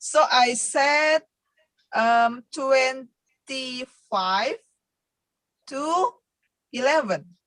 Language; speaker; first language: English; non-native, learner; Indonesian